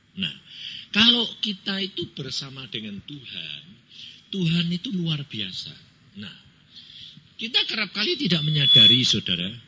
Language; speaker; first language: Indonesian; native; Indonesian